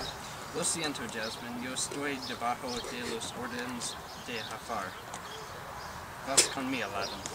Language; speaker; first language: Spanish; non-native, learner; English